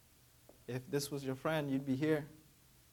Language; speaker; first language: English; early bilingual, other home language; Vietnamese